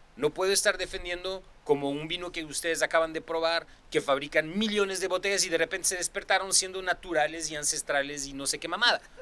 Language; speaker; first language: Spanish; non-native, fluent; French